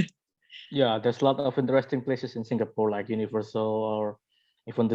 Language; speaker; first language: English; non-native, learner; Indonesian